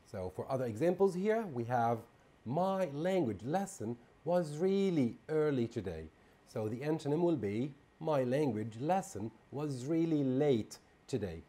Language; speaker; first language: English; non-native, fluent; Arabic